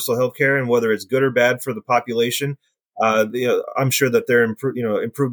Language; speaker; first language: English; native; English